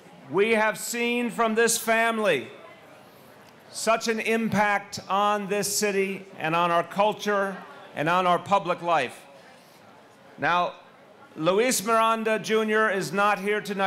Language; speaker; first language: English; native; English